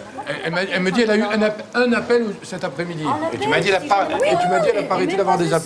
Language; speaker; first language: French; native; French